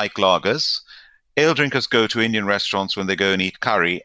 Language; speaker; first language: English; non-native, local second language; Gujarati